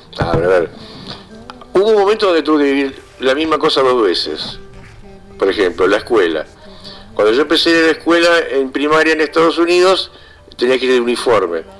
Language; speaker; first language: Spanish; native; Spanish